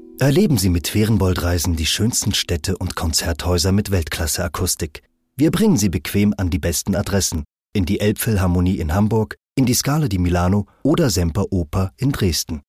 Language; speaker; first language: German; native; German